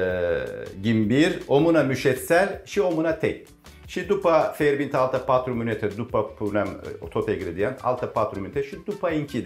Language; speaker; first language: Romanian; non-native, learner; Turkish